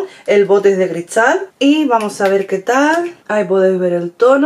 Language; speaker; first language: Spanish; native; Spanish